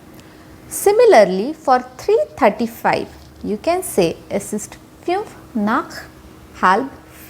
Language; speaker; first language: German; non-native, fluent; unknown